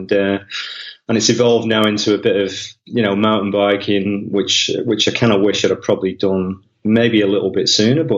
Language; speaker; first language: English; native; English